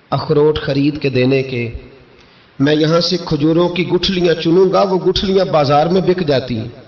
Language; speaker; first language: Urdu; non-native, local second language; Punjabi